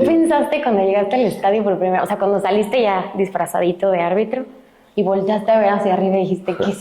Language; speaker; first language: Spanish; native; Spanish